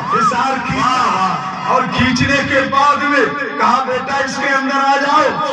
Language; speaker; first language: Urdu; native; Urdu